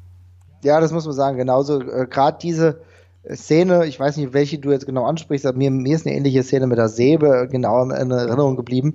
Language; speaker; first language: German; native; German